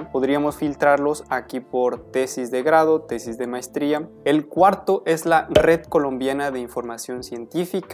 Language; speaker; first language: Spanish; native; Spanish